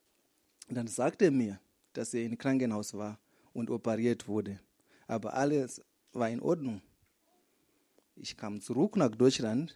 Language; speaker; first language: German; non-native, fluent; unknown